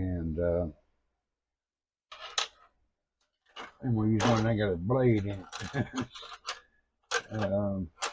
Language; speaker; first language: English; native; English